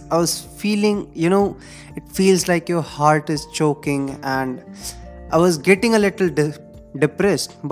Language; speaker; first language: English; non-native, local second language; Hindi